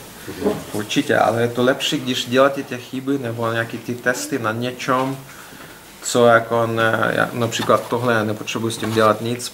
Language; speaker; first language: Czech; non-native, learner; Russian